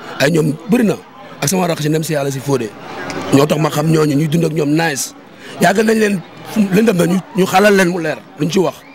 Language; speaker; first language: Wolof; native; Wolof